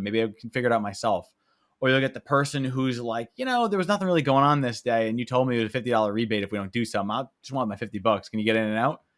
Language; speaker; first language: English; native; English